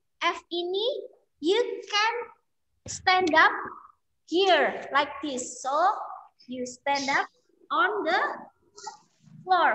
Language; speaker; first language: English; non-native, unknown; Indonesian